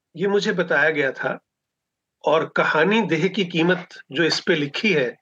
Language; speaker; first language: Hindi; non-native, local second language; Punjabi